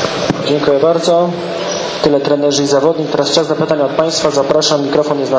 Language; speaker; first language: Polish; native; Polish